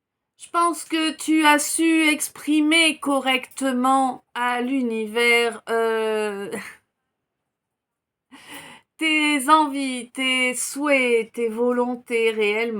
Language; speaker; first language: French; native; French